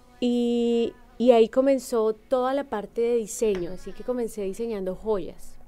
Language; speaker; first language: Spanish; native; Spanish